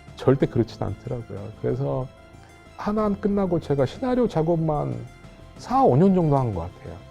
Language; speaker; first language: Korean; non-native, fluent; Russian